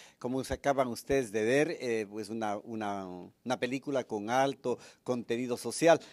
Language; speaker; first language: Spanish; native; Spanish